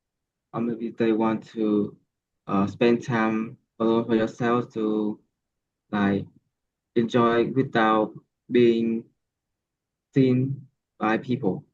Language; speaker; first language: English; non-native, learner; Vietnamese